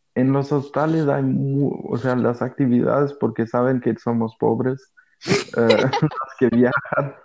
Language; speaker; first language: Spanish; non-native, fluent; German